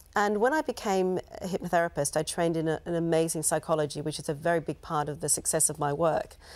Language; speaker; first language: English; native; English